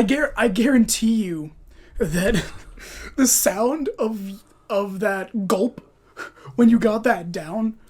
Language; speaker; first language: English; native; English